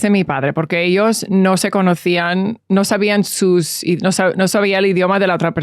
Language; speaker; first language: Spanish; early bilingual, heritage; English